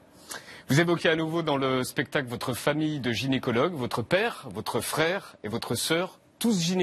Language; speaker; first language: French; native; French